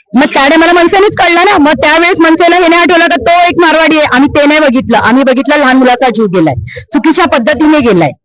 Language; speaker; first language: Marathi; native; Marathi